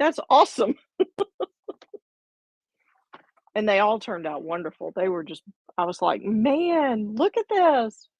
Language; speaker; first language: English; native; English